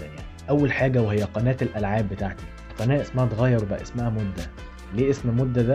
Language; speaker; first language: Arabic; native; Arabic